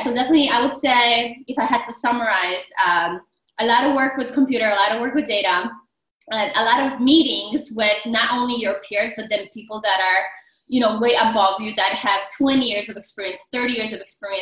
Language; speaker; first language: English; non-native, fluent; Polish